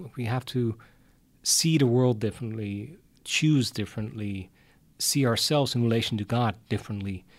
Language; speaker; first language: English; non-native, fluent; Dutch